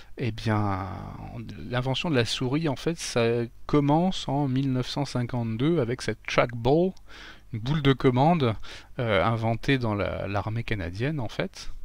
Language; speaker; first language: French; native; French